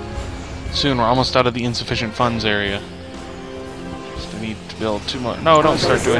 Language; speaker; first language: English; native; English